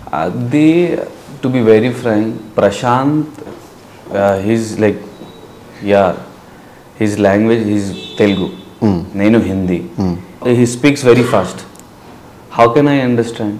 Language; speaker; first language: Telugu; non-native, learner; Hindi